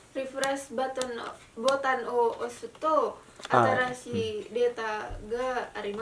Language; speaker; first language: Japanese; non-native, learner; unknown